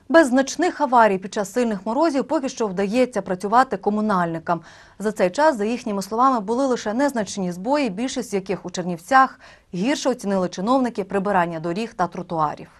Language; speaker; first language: Ukrainian; native; Ukrainian